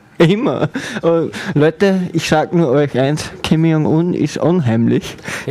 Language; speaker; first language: German; native; German